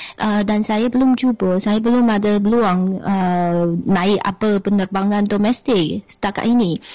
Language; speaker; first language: Malay; non-native, fluent; Chinese